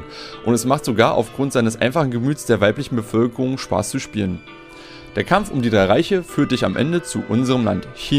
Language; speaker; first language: German; native; German